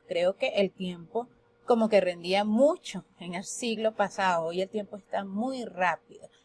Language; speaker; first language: Spanish; native; Spanish